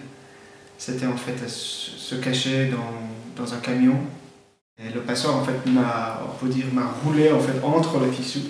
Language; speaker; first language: French; non-native, fluent; Persian